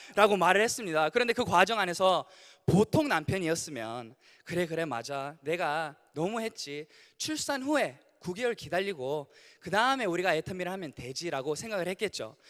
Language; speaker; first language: Korean; early bilingual, heritage; Korean